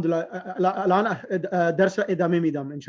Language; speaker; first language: Persian; non-native, learner; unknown